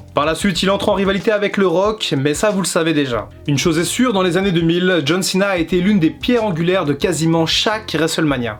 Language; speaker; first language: French; native; French